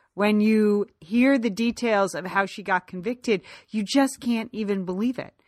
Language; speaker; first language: English; native; English